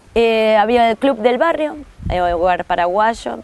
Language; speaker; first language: Spanish; native; Spanish